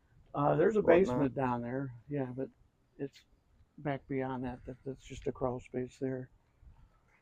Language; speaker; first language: English; native; English